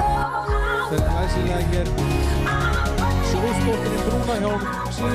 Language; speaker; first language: Icelandic; native; Icelandic